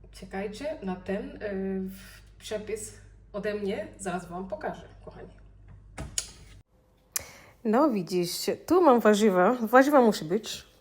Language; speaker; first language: Polish; non-native, learner; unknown